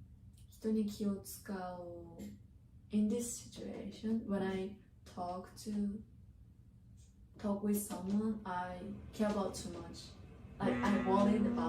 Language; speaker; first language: English; non-native, learner; Japanese